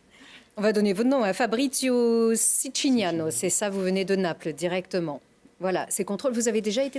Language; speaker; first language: French; native; French